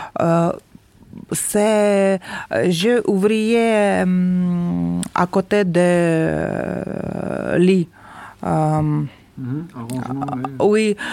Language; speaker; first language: French; non-native, learner; Ukrainian